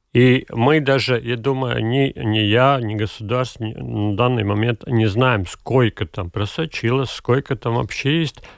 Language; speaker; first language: Russian; non-native, local second language; Latvian